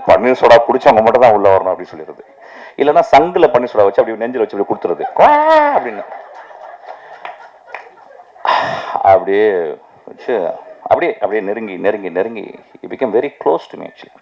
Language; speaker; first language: Tamil; native; Tamil